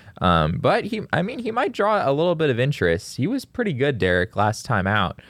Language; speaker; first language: English; native; English